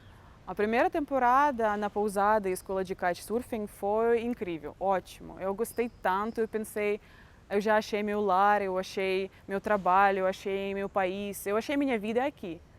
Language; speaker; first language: Portuguese; non-native, fluent; Russian